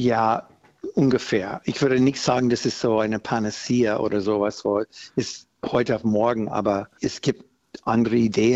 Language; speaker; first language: German; non-native, fluent; English